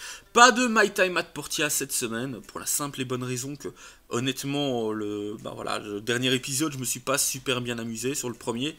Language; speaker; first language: French; native; French